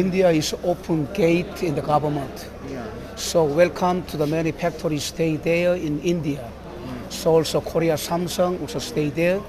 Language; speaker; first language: English; non-native, learner; Korean